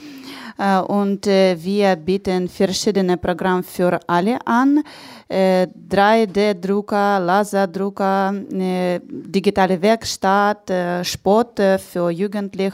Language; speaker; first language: German; non-native, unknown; Ukrainian